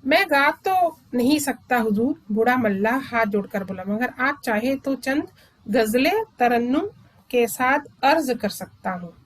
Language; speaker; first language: Hindi; non-native, local second language; Malayalam